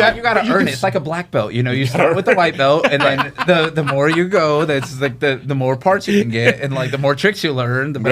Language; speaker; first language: English; native; English